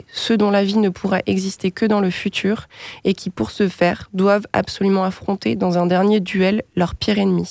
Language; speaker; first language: French; native; French